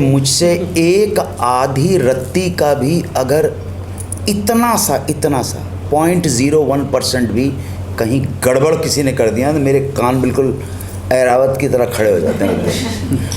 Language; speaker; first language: Hindi; native; Hindi